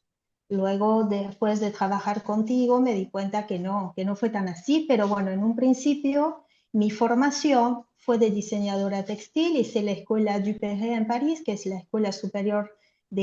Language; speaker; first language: Spanish; non-native, fluent; French